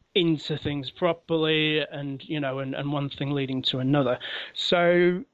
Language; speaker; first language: English; native; English